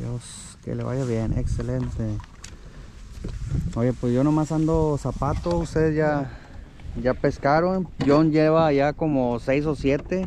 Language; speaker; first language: Spanish; native; Spanish